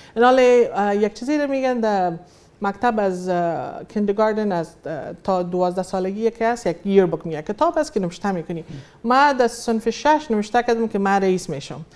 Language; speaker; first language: Persian; early bilingual, heritage; Persian